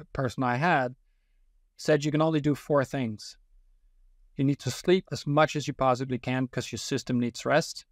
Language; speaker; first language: English; non-native, fluent; Danish